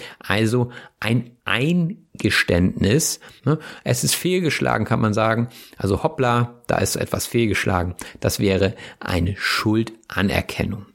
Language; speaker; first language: German; native; German